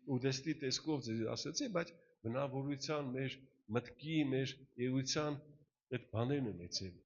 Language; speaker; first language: Armenian; early bilingual, heritage; Russian